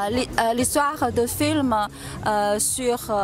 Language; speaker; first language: French; non-native, learner; Chinese